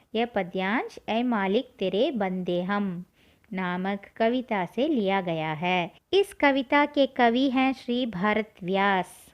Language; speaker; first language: Hindi; non-native, local second language; Tamil